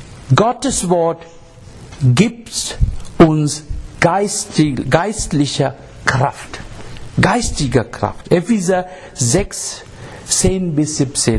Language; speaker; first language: German; non-native, fluent; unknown